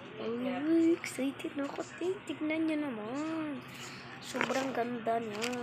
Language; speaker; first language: Filipino; non-native, local second language; Cebuano